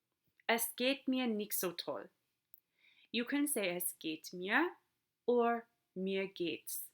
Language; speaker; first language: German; non-native, fluent; English